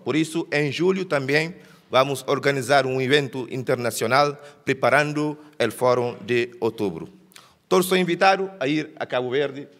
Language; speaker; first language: Portuguese; non-native, local second language; Kabuverdianu